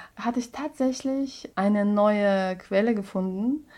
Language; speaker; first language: German; non-native, fluent; Russian